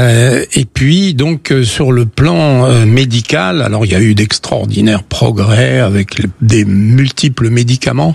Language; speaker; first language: French; native; French